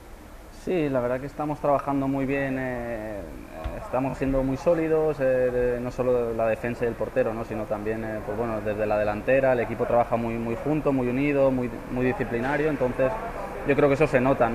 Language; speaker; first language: Spanish; native; Spanish